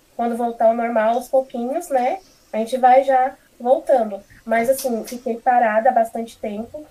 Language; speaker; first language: Portuguese; native; Portuguese